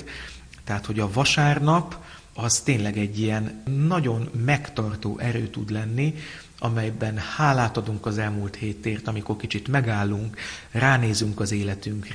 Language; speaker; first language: Hungarian; native; Hungarian